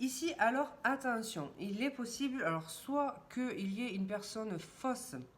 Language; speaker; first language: French; native; French